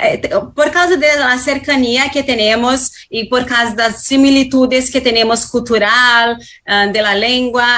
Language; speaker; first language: Spanish; non-native, fluent; Portuguese